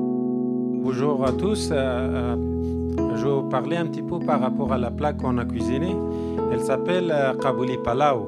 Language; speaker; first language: French; non-native, learner; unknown